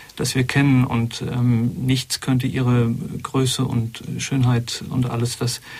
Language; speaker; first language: German; native; German